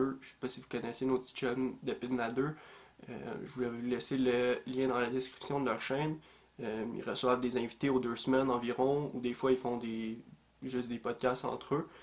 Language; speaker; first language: French; native; French